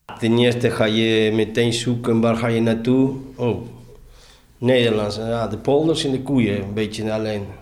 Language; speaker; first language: Dutch; non-native, learner; Spanish